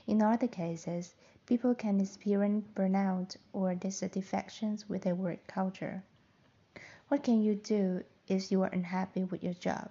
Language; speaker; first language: English; non-native, fluent; Vietnamese